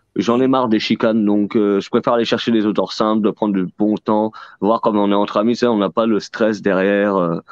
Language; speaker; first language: French; native; French